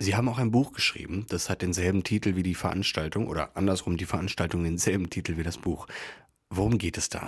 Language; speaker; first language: German; native; German